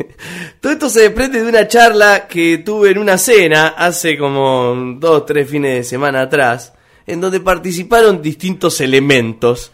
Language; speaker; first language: Spanish; native; Spanish